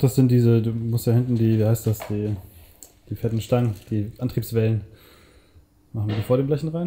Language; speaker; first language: German; native; German